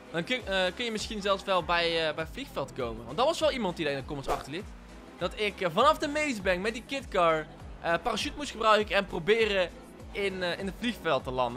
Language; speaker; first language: Dutch; native; Dutch